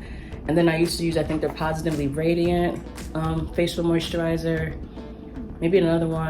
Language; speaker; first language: English; native; English